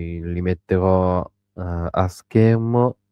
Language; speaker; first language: Italian; native; Italian